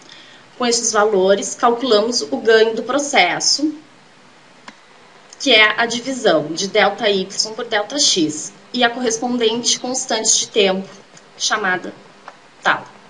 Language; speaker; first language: Portuguese; native; Portuguese